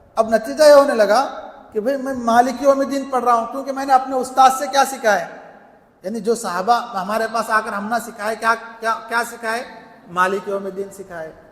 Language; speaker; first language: Urdu; native; Urdu